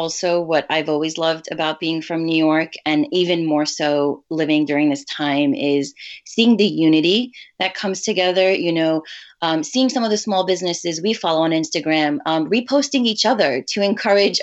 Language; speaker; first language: English; early bilingual, other home language; Urdu